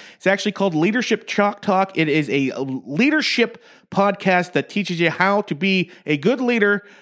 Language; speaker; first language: English; native; English